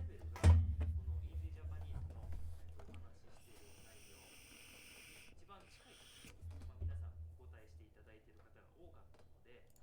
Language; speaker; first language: Japanese; native; Japanese